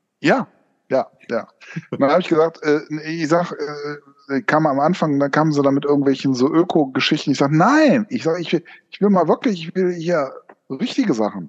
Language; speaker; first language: German; native; German